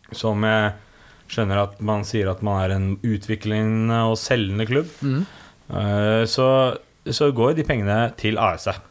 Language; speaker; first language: Norwegian; native; Norwegian